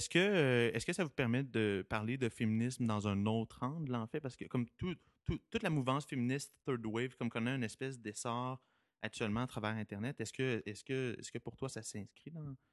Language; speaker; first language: French; native; French